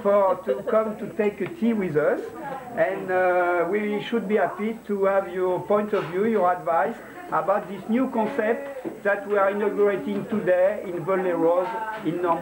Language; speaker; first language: English; non-native, learner; French